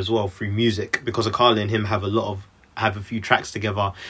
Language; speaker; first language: English; native; English